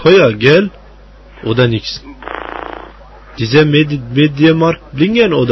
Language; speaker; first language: German; non-native, learner; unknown